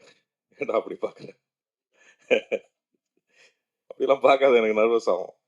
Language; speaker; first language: Tamil; native; Tamil